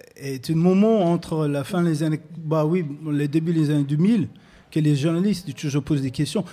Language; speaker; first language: French; non-native, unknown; English